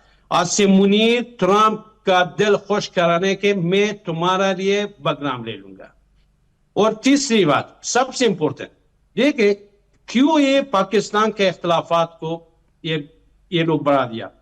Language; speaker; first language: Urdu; non-native, fluent; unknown